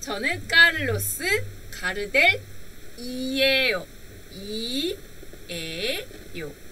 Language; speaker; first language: Spanish; non-native, learner; Korean